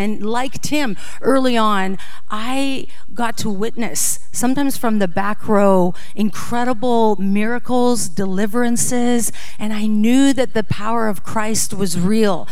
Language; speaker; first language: English; early bilingual, other home language; Dutch